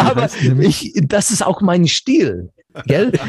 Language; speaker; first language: German; non-native, fluent; English